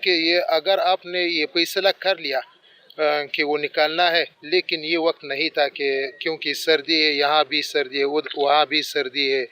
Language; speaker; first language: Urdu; non-native, local second language; Pashto